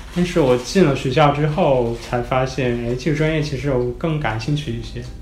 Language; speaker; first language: Chinese; native; Chinese